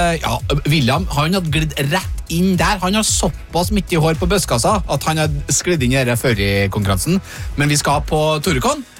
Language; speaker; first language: Norwegian; native; Norwegian